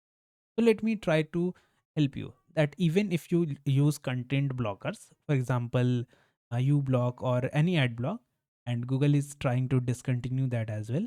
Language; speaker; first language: English; non-native, local second language; Hindi